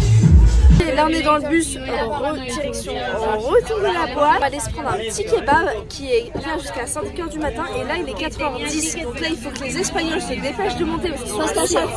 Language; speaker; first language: French; native; French